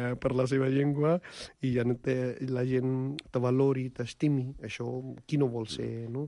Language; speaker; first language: Catalan; non-native, fluent; Punjabi